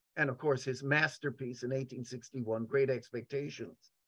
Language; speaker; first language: English; native; English